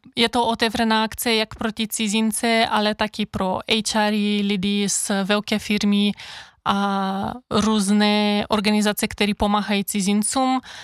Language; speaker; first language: Czech; non-native, fluent; Bulgarian